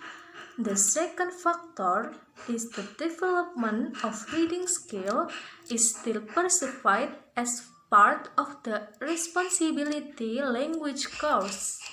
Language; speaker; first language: English; non-native, learner; Indonesian